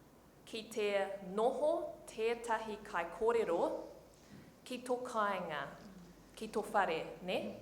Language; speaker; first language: Māori; non-native, local second language; English